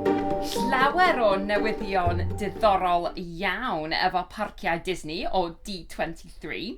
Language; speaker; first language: Welsh; non-native, learner; English